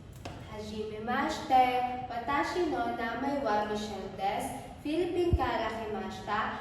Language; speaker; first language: Japanese; non-native, learner; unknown